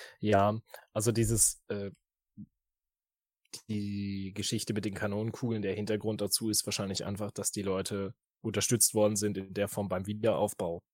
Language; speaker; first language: German; native; German